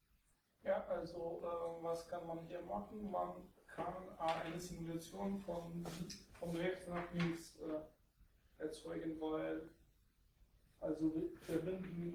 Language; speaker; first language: German; non-native, fluent; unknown